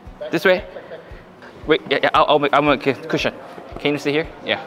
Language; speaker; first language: English; non-native, learner; Korean